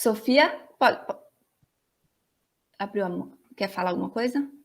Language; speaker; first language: Portuguese; native; Portuguese